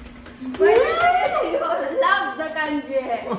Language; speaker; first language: Chinese; non-native, learner; Filipino